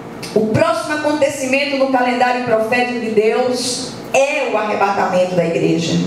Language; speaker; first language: Portuguese; native; Portuguese